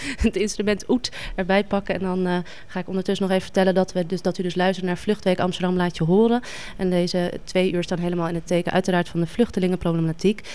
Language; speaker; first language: Dutch; native; Dutch